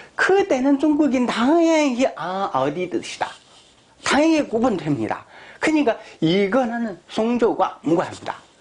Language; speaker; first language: Korean; non-native, fluent; Chinese